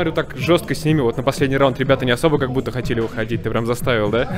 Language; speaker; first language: Russian; native; Russian